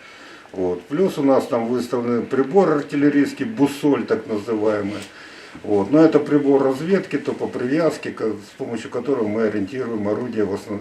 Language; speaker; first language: Russian; native; Russian